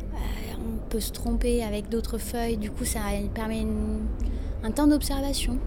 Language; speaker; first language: French; non-native, local second language; Arabic